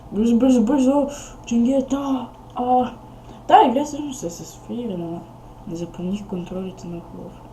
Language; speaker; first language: Bulgarian; native; Bulgarian